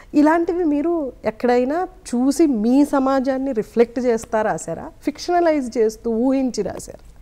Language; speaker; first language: Telugu; native; Telugu